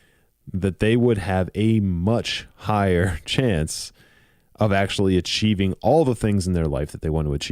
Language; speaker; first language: English; native; English